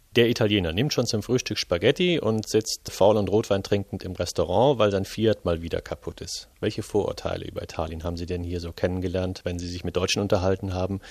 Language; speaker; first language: German; native; German